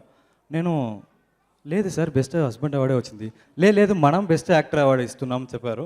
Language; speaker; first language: Telugu; non-native, learner; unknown